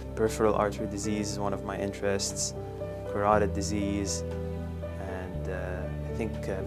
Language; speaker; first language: English; non-native, fluent; Arabic